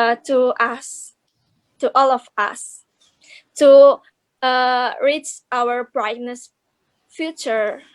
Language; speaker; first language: English; non-native, learner; Indonesian